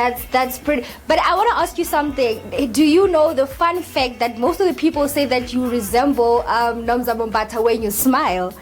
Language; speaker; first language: English; non-native, local second language; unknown